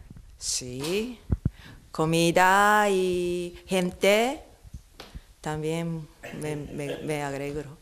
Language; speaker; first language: Spanish; non-native, learner; Japanese